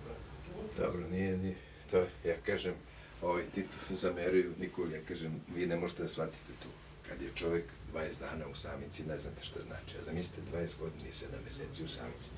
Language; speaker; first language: Bosnian; native; Bosnian